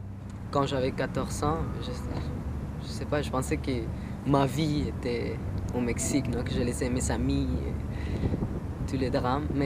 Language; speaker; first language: French; non-native, learner; Spanish